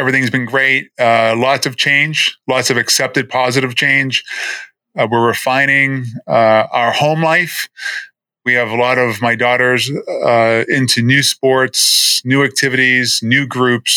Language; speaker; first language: English; native; English